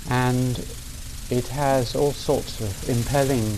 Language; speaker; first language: English; native; English